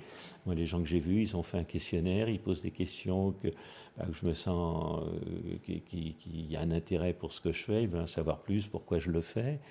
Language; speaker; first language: French; native; French